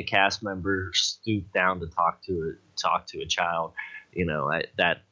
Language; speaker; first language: English; native; English